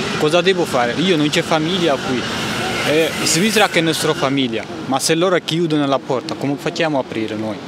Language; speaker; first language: Italian; non-native, learner; Tigrinya